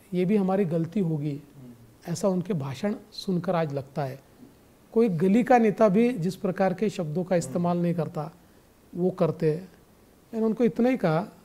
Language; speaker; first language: Hindi; non-native, local second language; Marathi